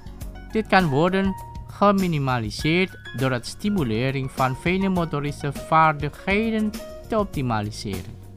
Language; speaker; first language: Dutch; non-native, fluent; Indonesian